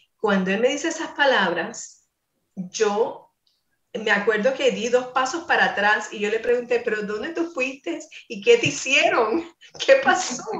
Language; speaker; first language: Spanish; non-native, fluent; English